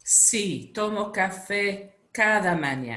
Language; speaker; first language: Spanish; non-native, learner; English